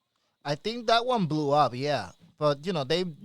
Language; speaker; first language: English; native; English